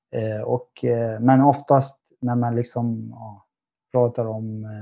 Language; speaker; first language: Swedish; non-native, fluent; Arabic